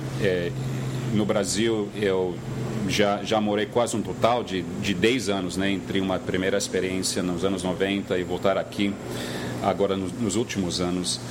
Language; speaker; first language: Portuguese; non-native, fluent; English